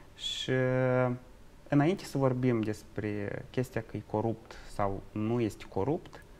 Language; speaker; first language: Romanian; native; Romanian